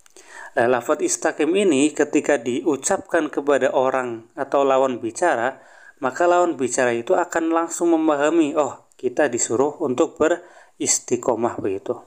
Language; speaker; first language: Indonesian; native; Indonesian